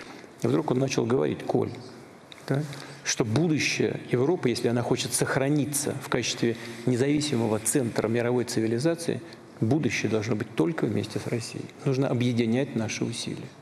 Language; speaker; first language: Russian; native; Russian